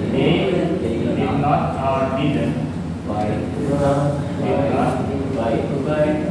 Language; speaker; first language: English; non-native, fluent; Indonesian